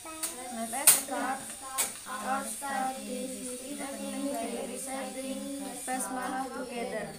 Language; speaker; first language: English; non-native, learner; Indonesian